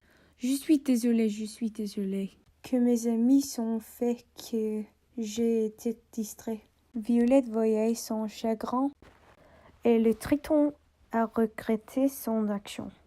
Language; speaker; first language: French; non-native, learner; English